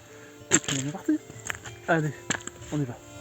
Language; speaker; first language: French; native; French